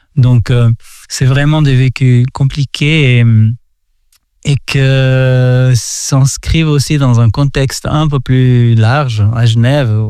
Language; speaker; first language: French; non-native, fluent; Portuguese